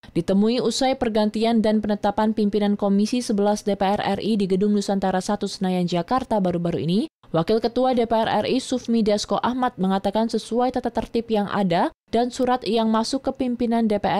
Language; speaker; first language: Indonesian; native; Indonesian